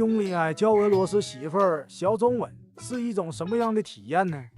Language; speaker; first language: Chinese; native; Chinese